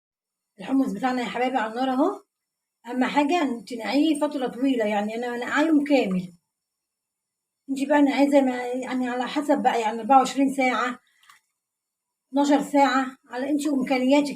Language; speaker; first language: Arabic; native; Arabic